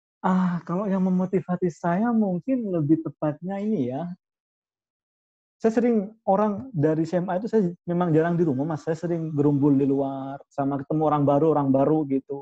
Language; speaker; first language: Indonesian; non-native, local second language; Madurese